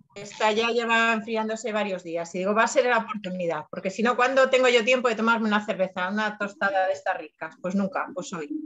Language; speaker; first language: Spanish; native; Spanish